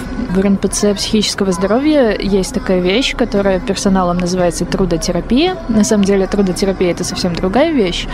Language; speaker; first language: Russian; native; Russian